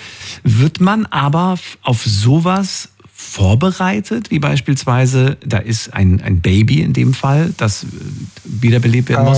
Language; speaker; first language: German; native; German